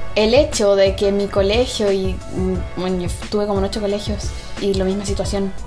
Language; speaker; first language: Spanish; native; Spanish